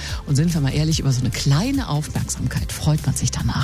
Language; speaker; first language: German; native; German